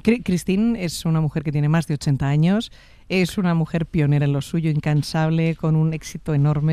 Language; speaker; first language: Spanish; native; Spanish